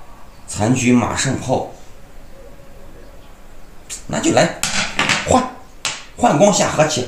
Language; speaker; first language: Chinese; native; Chinese